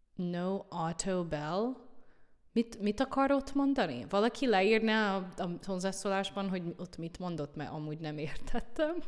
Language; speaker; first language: Hungarian; non-native, fluent; English